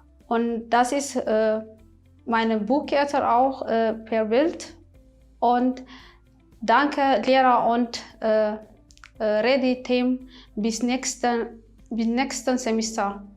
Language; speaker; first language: German; non-native, learner; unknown